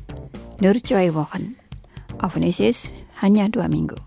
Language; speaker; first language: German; non-native, fluent; Indonesian